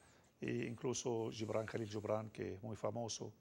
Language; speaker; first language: Spanish; non-native, fluent; Arabic